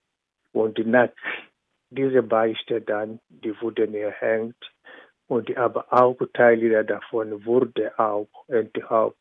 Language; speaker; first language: German; non-native, fluent; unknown